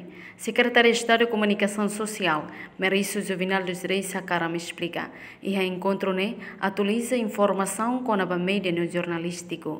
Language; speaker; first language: Portuguese; non-native, local second language; Tetum